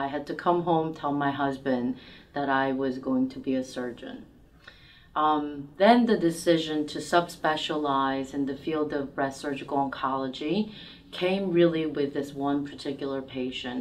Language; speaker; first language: English; early bilingual, other home language; Korean